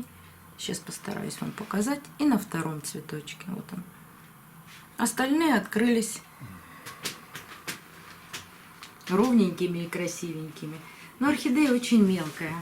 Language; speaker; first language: Russian; native; Russian